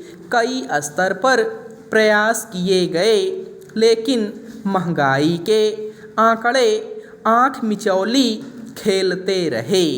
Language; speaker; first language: Hindi; native; Hindi